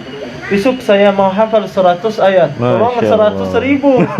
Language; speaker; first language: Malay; non-native, fluent; Arabic